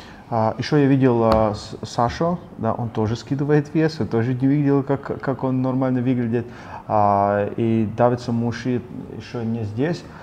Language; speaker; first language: Russian; non-native, learner; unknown